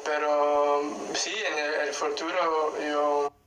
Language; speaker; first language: Spanish; non-native, learner; English